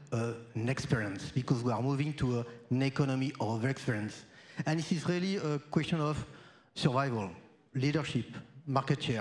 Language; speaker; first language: English; non-native, fluent; French